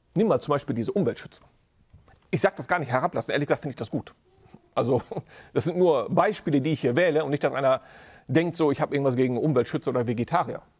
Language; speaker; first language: German; native; German